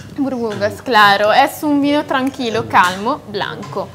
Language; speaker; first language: Spanish; non-native, fluent; Italian